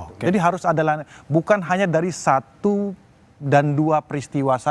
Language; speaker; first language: Indonesian; native; Indonesian